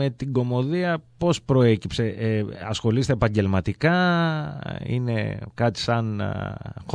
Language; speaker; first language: Greek; native; Greek